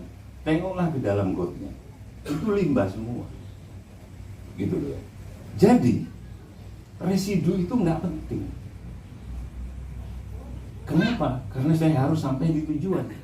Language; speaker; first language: Indonesian; non-native, local second language; Javanese